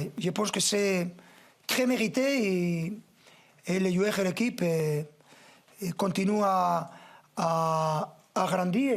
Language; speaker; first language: French; non-native, fluent; Spanish